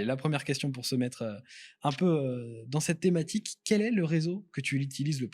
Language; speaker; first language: French; native; French